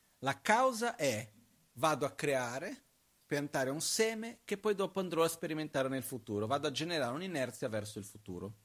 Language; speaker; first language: Italian; non-native, fluent; Portuguese